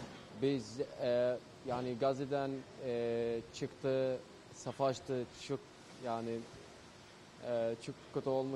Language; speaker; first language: Turkish; non-native, learner; Arabic